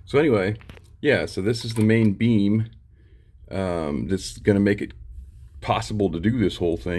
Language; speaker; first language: English; native; English